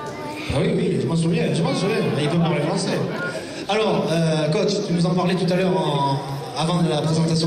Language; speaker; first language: French; native; French